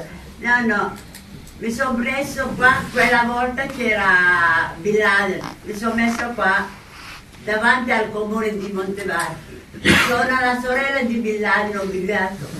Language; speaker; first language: Italian; non-native, local second language; Somali